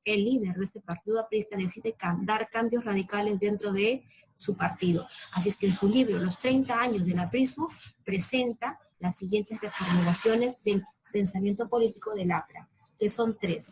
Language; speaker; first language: Spanish; native; Spanish